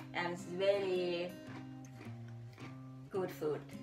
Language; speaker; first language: English; non-native, learner; Thai